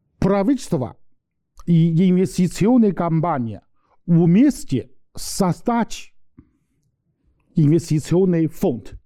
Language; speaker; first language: Russian; non-native, learner; Chinese